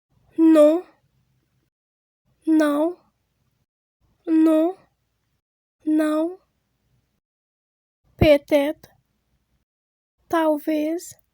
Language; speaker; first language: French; non-native, local second language; Haitian Creole